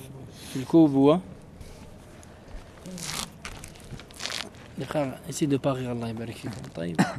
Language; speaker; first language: Arabic; non-native, learner; French